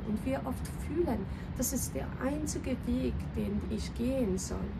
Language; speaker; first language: German; non-native, fluent; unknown